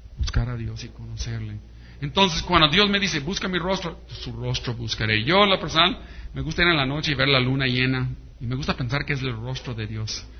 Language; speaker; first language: Spanish; early bilingual, heritage; Spanish